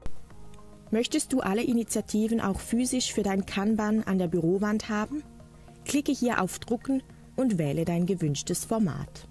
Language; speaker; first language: German; native; German